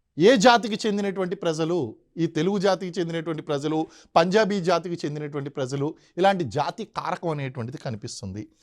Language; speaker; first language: Telugu; native; Telugu